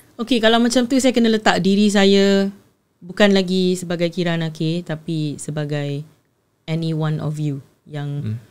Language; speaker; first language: Malay; native; Malay